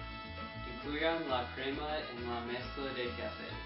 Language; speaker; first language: Spanish; non-native, learner; English